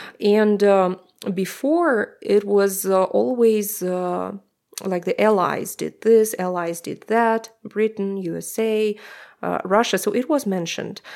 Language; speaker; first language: English; non-native, fluent; Russian